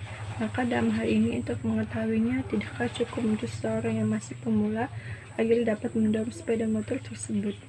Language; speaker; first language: Indonesian; native; Indonesian